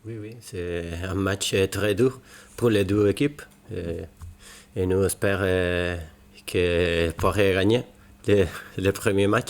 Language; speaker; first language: French; non-native, learner; Spanish